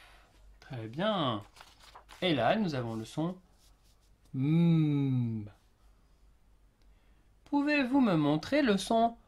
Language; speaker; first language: French; native; French